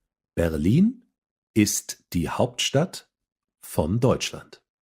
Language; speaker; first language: German; non-native, fluent; English